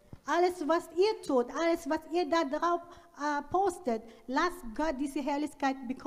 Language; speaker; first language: German; non-native, fluent; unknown